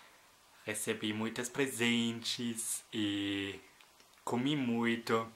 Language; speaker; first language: Portuguese; non-native, fluent; German